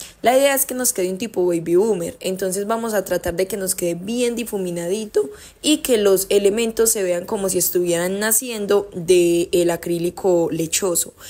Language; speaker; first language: Spanish; native; Spanish